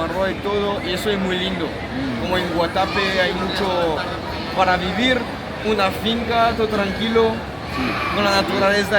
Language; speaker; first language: Spanish; non-native, learner; French